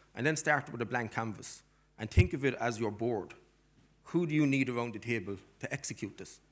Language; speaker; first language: English; native; English